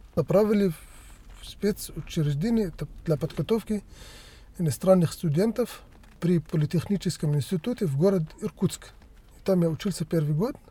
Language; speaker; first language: Russian; non-native, fluent; Arabic